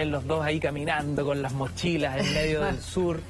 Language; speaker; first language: Spanish; native; Spanish